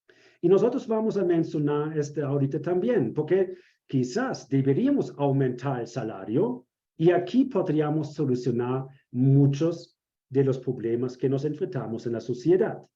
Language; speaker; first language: Spanish; non-native, fluent; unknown